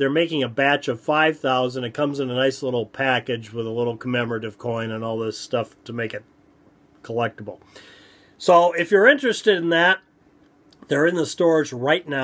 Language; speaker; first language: English; native; English